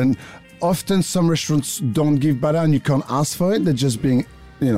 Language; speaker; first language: English; non-native, fluent; French